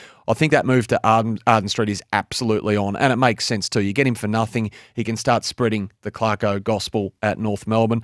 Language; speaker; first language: English; native; English